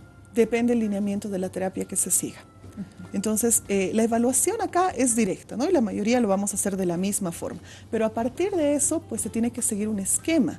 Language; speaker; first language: Spanish; native; Spanish